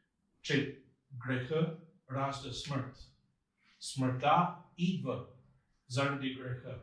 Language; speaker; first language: Bulgarian; non-native, fluent; English